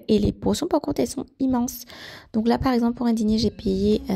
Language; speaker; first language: French; non-native, local second language; Morisyen